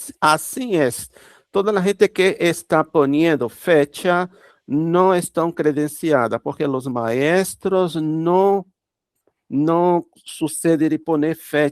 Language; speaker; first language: Spanish; non-native, learner; Portuguese